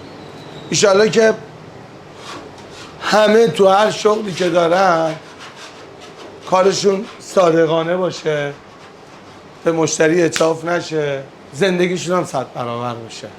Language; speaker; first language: Persian; native; Persian